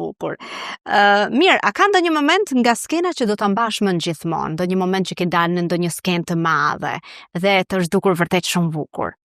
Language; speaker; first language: Albanian; native; Albanian